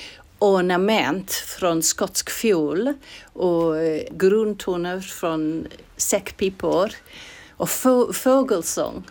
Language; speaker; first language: Swedish; non-native, fluent; English